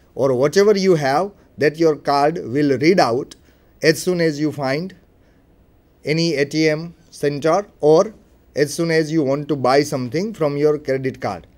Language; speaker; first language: English; non-native, local second language; Gujarati